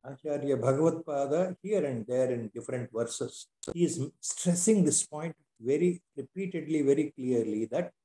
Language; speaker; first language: English; non-native, local second language; Kannada